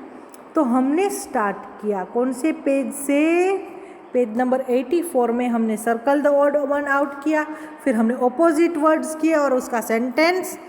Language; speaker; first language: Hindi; native; Hindi